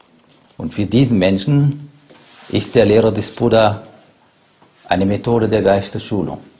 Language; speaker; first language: German; non-native, fluent; Sinhala